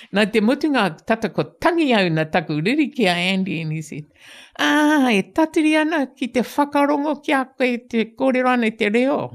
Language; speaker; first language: Māori; native; Māori